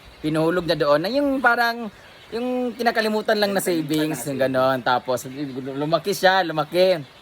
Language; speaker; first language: Filipino; non-native, local second language; Cebuano